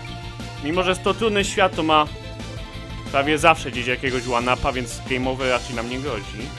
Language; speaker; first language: Polish; native; Polish